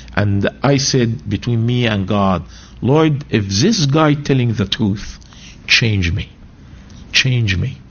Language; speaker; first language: English; non-native, fluent; Arabic